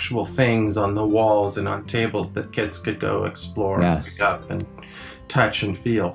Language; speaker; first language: English; early bilingual, other home language; French